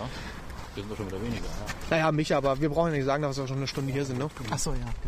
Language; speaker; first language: German; native; German